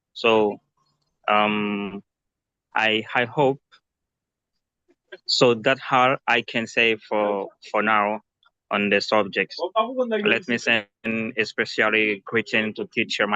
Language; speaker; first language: English; non-native, learner; Haitian Creole